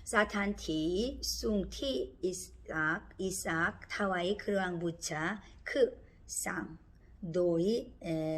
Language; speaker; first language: Thai; non-native, learner; Korean